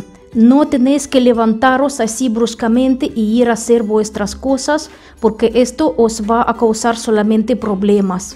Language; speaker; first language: Spanish; non-native, fluent; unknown